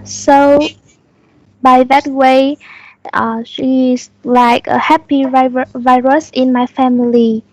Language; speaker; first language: English; non-native, learner; Vietnamese